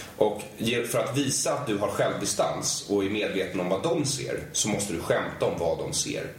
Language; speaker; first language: Swedish; native; Swedish